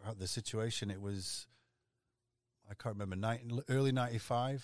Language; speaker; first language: English; native; English